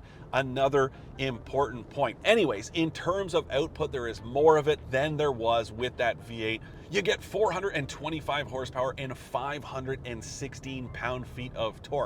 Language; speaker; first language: English; native; English